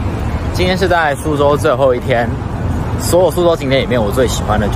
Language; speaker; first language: Chinese; native; Chinese